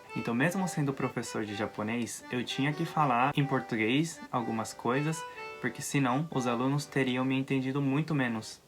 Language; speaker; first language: Portuguese; non-native, fluent; Japanese